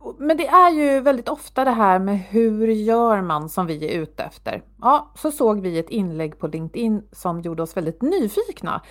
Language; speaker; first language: Swedish; native; Swedish